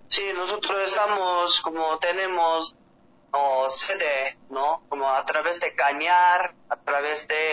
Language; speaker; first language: Spanish; non-native, learner; Korean